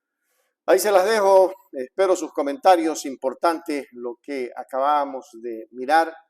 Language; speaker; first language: Spanish; native; Spanish